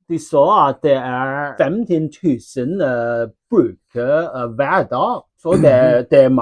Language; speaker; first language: Norwegian; non-native, learner; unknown